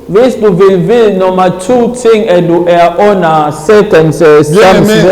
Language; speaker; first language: Danish; non-native, fluent; French